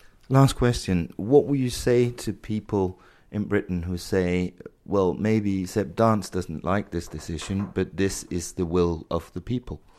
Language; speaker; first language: English; non-native, fluent; Danish